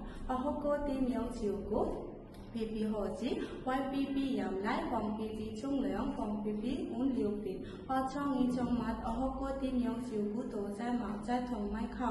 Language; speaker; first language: Cantonese; non-native, learner; Bangla